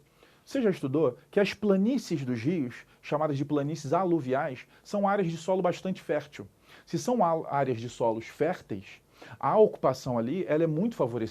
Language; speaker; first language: Portuguese; native; Portuguese